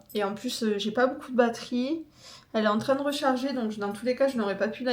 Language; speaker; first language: French; native; French